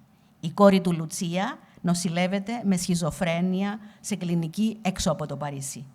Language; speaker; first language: Greek; native; Greek